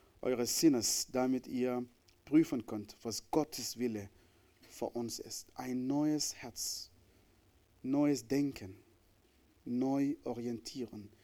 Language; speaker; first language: German; non-native, fluent; Arabic